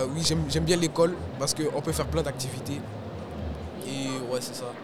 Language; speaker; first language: French; native; French